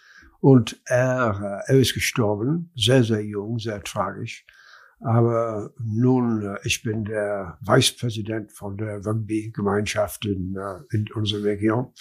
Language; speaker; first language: German; non-native, learner; English